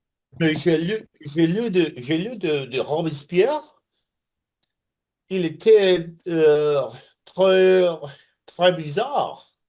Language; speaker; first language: French; non-native, learner; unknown